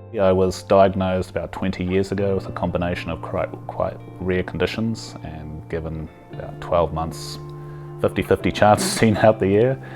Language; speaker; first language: English; native; English